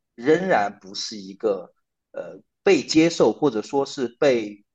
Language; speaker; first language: Chinese; native; Chinese